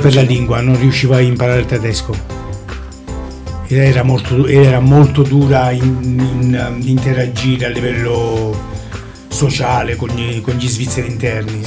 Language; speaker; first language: Italian; native; Italian